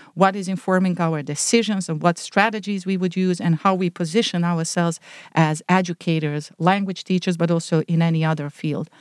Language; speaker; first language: English; non-native, fluent; Bosnian